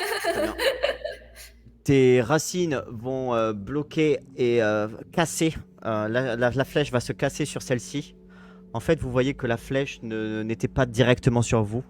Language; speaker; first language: French; native; French